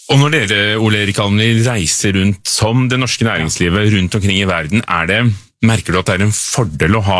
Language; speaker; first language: Norwegian; native; Norwegian